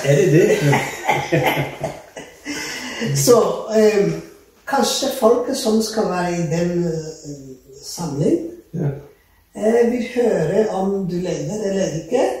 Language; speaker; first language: Norwegian; non-native, fluent; Rundi